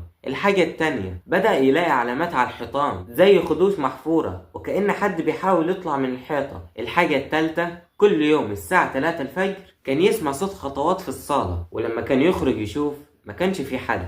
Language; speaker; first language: Arabic; native; Arabic